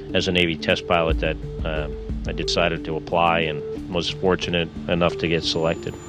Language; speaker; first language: English; native; English